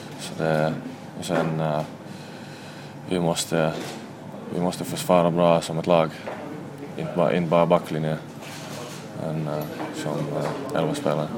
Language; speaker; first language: Swedish; non-native, fluent; Finnish